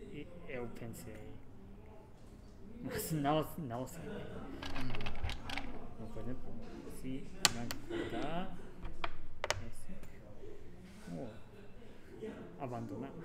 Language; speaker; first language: Portuguese; non-native, learner; Japanese